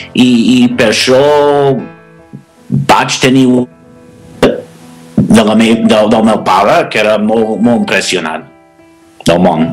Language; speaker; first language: Catalan; non-native, fluent; English